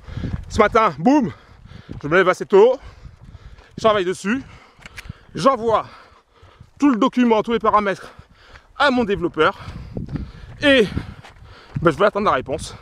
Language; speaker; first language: French; native; French